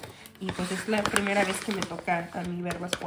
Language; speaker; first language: Spanish; native; Spanish